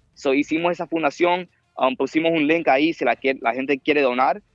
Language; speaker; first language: Spanish; early bilingual, heritage; Spanish